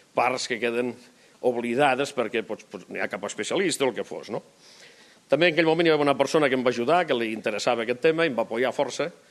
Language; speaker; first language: Catalan; native; Catalan